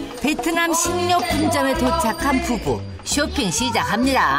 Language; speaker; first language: Korean; native; Korean